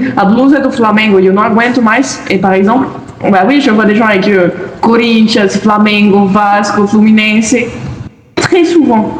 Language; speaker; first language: French; native; French